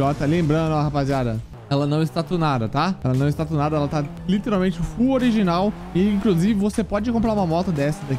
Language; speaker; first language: Portuguese; native; Portuguese